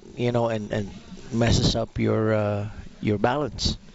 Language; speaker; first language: English; non-native, local second language; Filipino